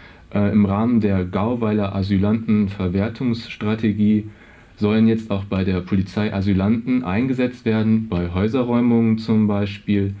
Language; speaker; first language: German; native; German